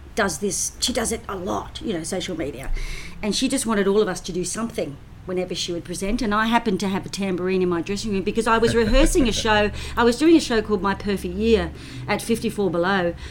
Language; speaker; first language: English; native; English